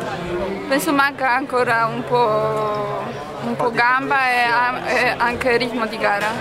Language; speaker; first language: Italian; non-native, learner; Polish